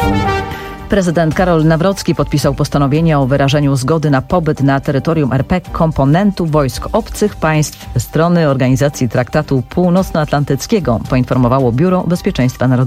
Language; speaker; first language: Polish; native; Polish